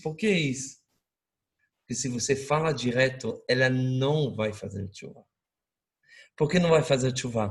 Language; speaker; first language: Portuguese; non-native, fluent; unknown